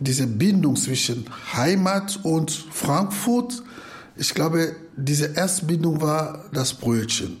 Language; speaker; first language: German; non-native, fluent; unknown